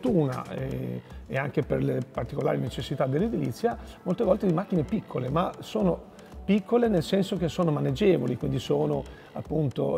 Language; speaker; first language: Italian; native; Italian